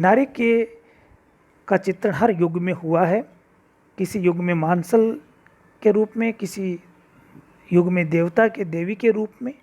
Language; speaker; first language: Hindi; native; Hindi